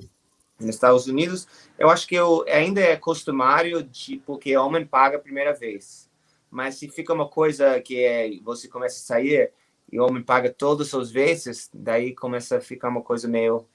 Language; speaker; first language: Portuguese; non-native, fluent; English